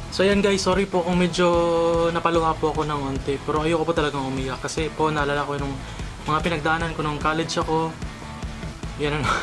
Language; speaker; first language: Filipino; non-native, local second language; Cebuano